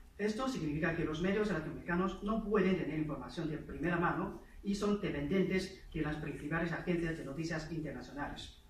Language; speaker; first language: Spanish; non-native, fluent; Chinese